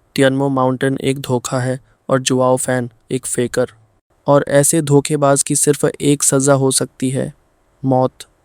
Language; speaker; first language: Hindi; non-native, fluent; Bangla